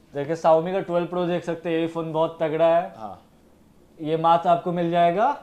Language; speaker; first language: Hindi; native; Hindi